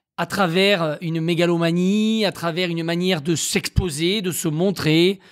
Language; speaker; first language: French; native; French